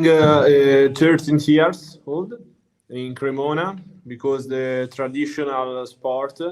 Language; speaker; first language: English; non-native, learner; Italian